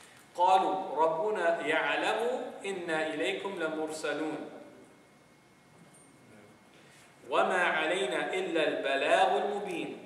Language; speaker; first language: Arabic; non-native, fluent; English